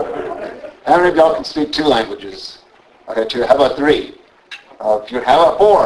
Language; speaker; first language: English; native; English